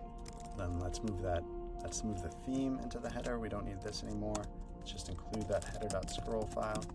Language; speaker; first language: English; native; English